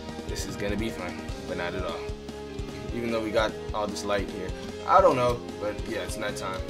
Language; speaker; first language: English; native; English